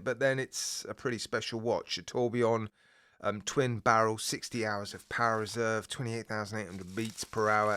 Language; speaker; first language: English; native; English